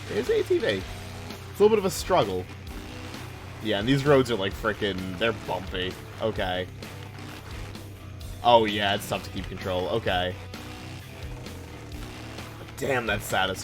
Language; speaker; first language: English; native; English